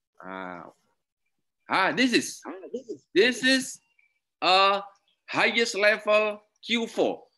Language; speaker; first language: English; non-native, learner; Indonesian